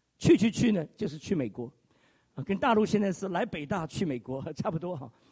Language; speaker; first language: Chinese; native; Chinese